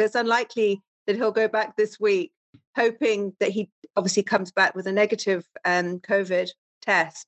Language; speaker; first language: English; native; English